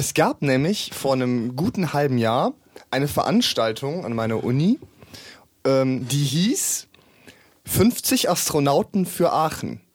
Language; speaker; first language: German; native; German